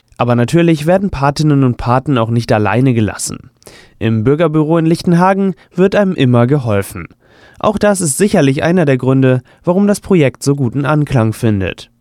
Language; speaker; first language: German; native; German